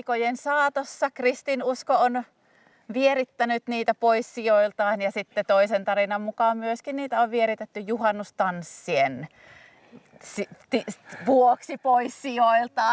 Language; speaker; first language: Finnish; native; Finnish